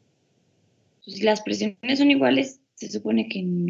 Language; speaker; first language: Spanish; native; Spanish